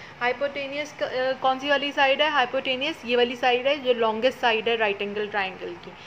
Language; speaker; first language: Urdu; native; Urdu